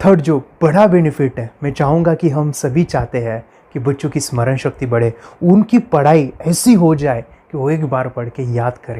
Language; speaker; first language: Hindi; native; Hindi